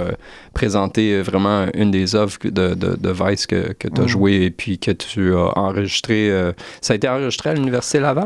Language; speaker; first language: French; native; French